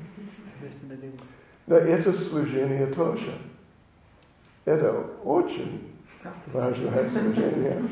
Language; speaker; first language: Russian; non-native, learner; English